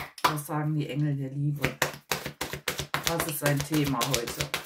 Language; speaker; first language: German; native; German